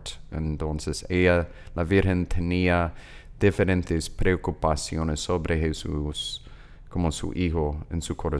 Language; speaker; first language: Spanish; non-native, learner; English